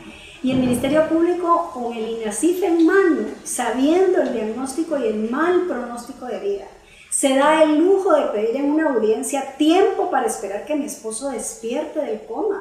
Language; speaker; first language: Spanish; native; Spanish